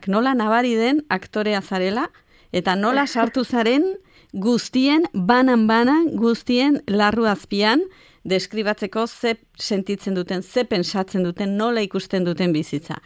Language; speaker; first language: Basque; native; Basque